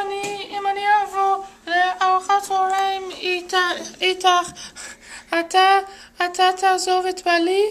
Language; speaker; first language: Hebrew; non-native, learner; English